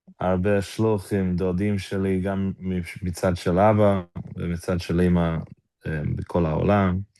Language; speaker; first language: Hebrew; early bilingual, heritage; Hebrew